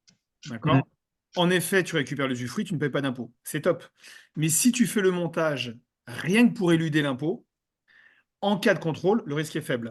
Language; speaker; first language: French; native; French